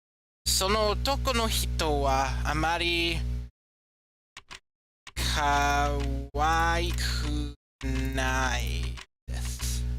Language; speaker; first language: Japanese; non-native, learner; English